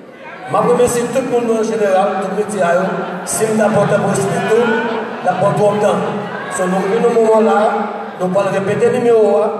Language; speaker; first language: French; non-native, local second language; Haitian Creole